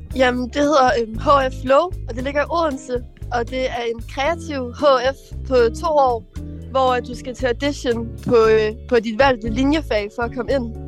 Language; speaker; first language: Danish; native; Danish